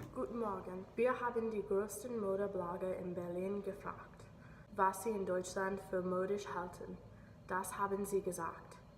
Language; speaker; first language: German; non-native, learner; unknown